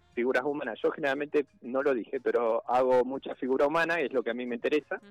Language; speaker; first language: Spanish; native; Spanish